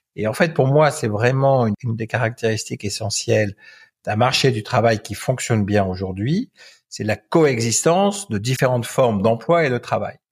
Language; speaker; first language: French; native; French